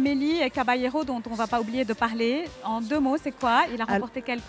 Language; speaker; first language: French; native; French